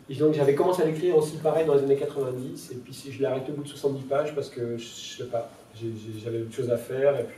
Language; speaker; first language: French; non-native, local second language; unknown